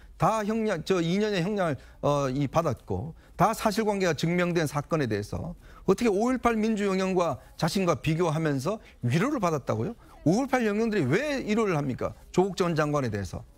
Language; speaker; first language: Korean; native; Korean